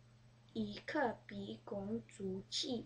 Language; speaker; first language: Chinese; early bilingual, heritage; Chinese